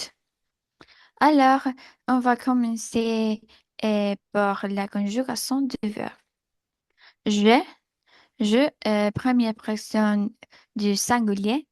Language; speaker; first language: French; non-native, learner; Spanish